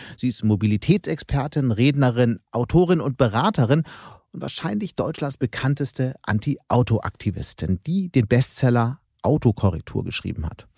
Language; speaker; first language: German; native; German